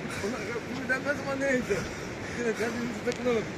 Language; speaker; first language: Turkish; native; Turkish